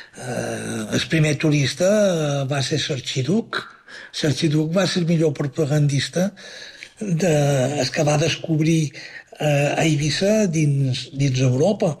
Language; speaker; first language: Catalan; native; Catalan